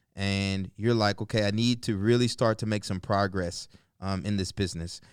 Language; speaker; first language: English; native; English